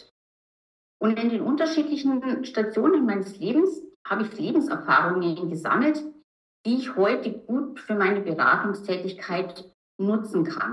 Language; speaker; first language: German; native; German